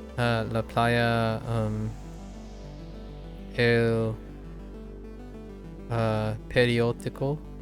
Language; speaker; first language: Spanish; non-native, learner; English